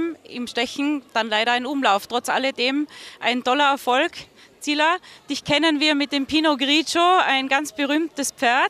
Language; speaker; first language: German; native; German